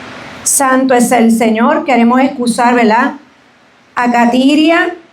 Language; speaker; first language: Spanish; native; Spanish